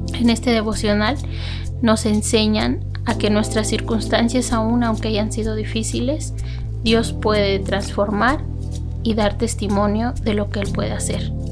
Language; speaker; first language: Spanish; native; Spanish